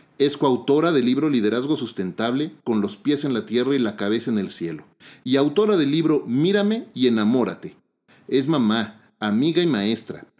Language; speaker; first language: Spanish; native; Spanish